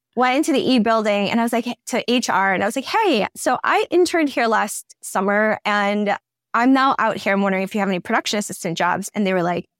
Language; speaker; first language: English; native; English